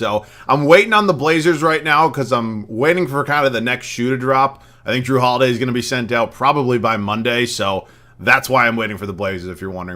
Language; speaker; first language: English; native; English